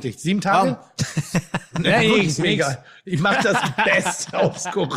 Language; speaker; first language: German; native; German